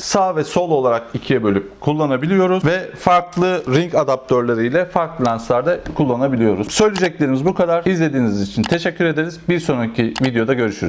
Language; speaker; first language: Turkish; native; Turkish